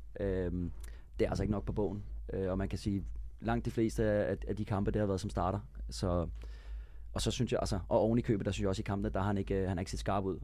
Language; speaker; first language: Danish; native; Danish